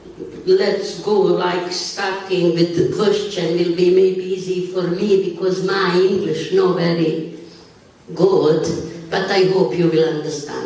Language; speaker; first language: English; non-native, learner; Bosnian